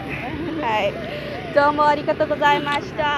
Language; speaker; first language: Japanese; non-native, learner; English